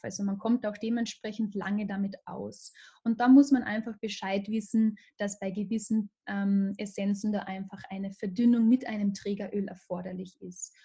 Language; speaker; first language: German; native; German